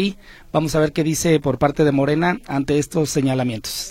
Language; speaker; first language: Spanish; native; Spanish